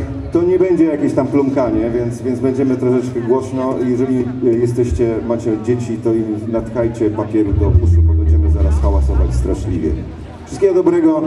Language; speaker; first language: Polish; native; Polish